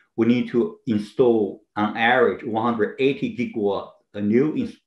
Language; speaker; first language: English; non-native, fluent; Chinese